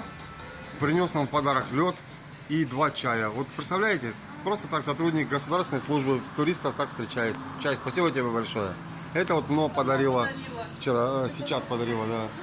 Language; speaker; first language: Russian; native; Russian